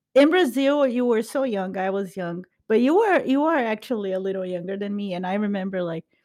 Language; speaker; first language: English; non-native, fluent; Portuguese